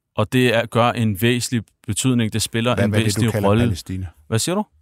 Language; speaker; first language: Danish; early bilingual, other home language; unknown